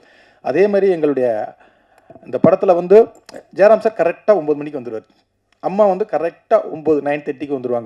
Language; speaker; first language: Tamil; native; Tamil